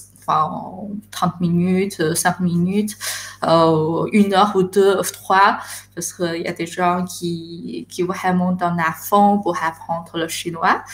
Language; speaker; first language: French; non-native, fluent; Chinese